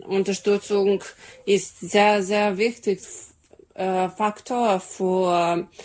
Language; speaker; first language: German; non-native, learner; Serbian